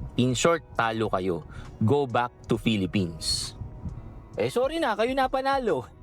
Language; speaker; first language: Filipino; native; Filipino